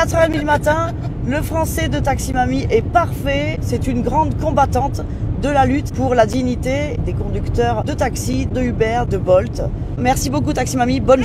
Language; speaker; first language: French; native; French